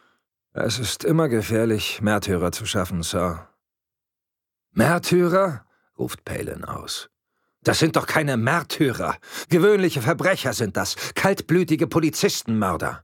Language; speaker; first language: German; native; German